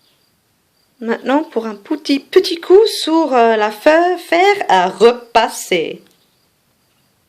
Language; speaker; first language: French; non-native, fluent; English